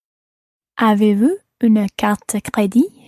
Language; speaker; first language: French; non-native, learner; English